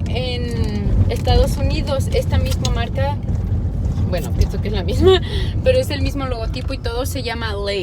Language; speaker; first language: Spanish; native; Spanish